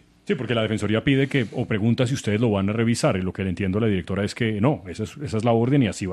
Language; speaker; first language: Spanish; native; Spanish